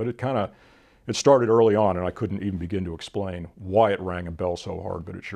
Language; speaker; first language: English; native; English